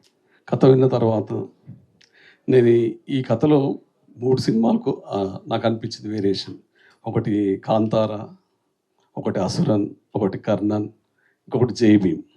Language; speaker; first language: Telugu; native; Telugu